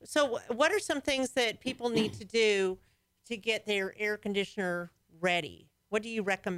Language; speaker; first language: English; native; English